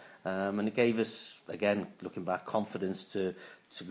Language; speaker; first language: English; native; English